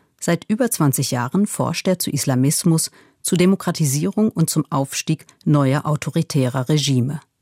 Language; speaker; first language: German; native; German